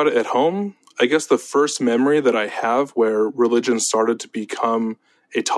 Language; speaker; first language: English; native; English